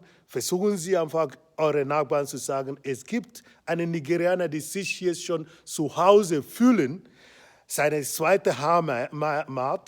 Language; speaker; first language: German; non-native, fluent; Igbo